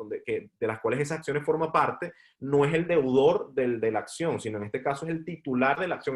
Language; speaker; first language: Spanish; native; Spanish